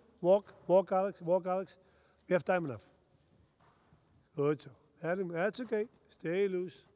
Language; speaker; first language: English; non-native, fluent; Dutch